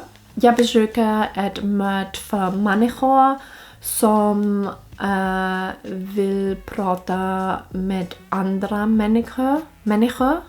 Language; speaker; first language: Swedish; non-native, learner; German